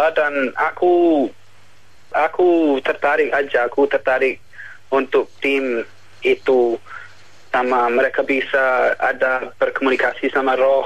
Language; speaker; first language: Indonesian; non-native, learner; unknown